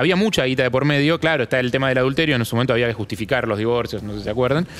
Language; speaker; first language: Spanish; native; Spanish